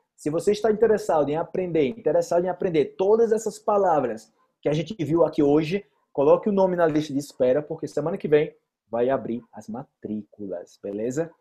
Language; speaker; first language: Portuguese; native; Portuguese